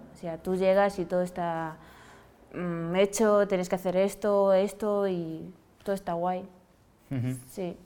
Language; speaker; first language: Spanish; non-native, fluent; Wolof